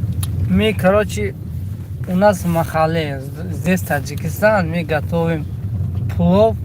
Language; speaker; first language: Russian; non-native, learner; Tajik